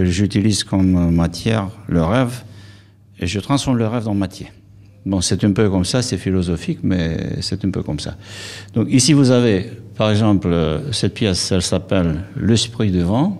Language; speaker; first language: French; non-native, fluent; Romanian